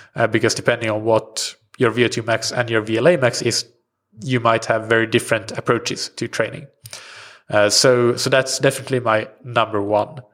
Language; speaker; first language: English; non-native, fluent; Swedish